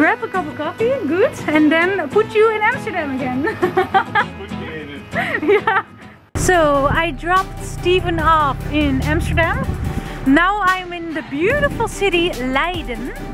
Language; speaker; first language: English; non-native, fluent; Dutch